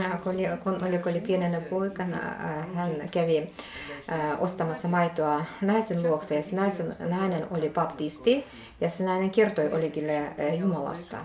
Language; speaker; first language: Finnish; non-native, fluent; Russian